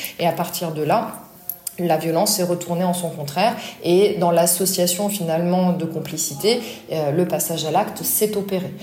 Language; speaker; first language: French; native; French